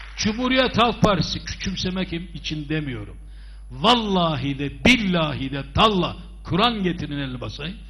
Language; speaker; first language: Turkish; native; Turkish